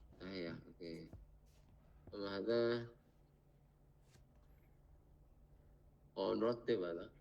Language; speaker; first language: Arabic; non-native, fluent; Indonesian